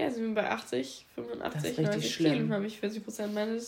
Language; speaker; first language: German; native; German